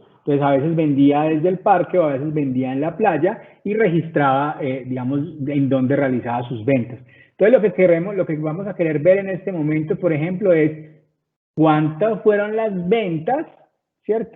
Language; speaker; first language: Spanish; native; Spanish